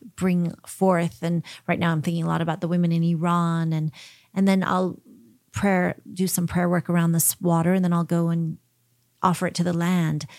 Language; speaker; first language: English; early bilingual, heritage; English